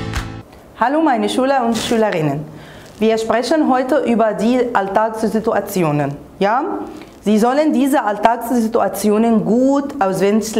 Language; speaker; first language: German; non-native, fluent; Arabic